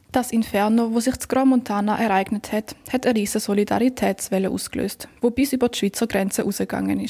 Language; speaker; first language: German; native; German